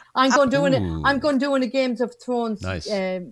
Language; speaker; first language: English; native; English